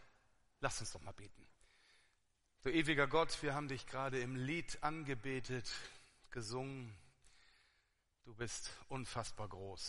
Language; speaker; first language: German; native; German